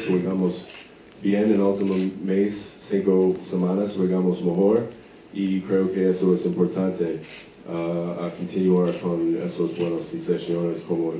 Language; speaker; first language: Spanish; non-native, learner; English